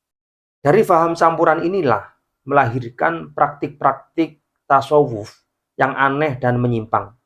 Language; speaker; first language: Indonesian; native; Indonesian